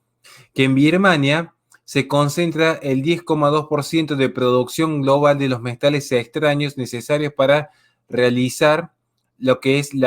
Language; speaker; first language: Spanish; native; Spanish